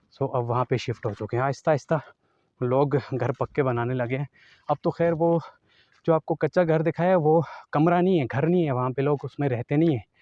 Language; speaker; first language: Urdu; non-native, local second language; Northern Hindko